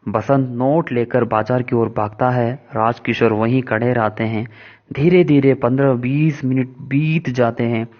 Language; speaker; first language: Hindi; non-native, local second language; Kannada